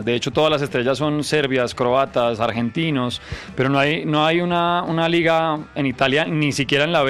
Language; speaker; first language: Spanish; native; Spanish